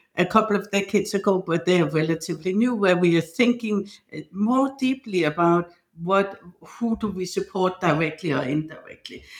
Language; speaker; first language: English; non-native, fluent; Danish